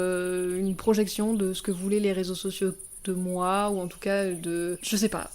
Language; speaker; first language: French; native; French